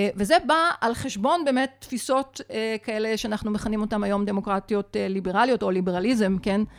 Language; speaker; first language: Hebrew; native; Hebrew